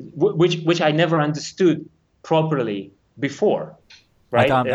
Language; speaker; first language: English; non-native, fluent; Russian